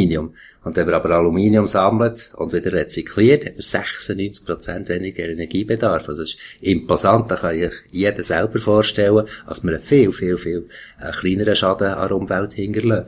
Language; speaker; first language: German; native; German